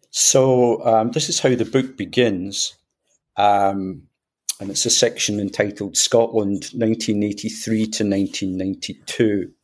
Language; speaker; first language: English; native; English